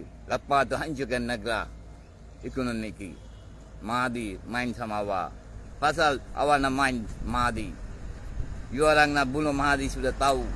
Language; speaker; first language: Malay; non-native, learner; Bangla